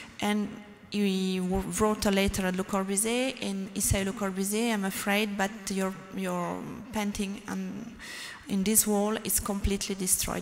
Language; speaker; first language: English; non-native, learner; French